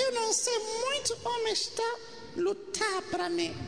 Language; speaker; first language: Portuguese; non-native, learner; English